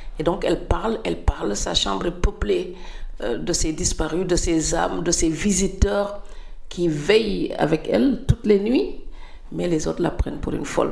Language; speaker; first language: French; non-native, local second language; Serer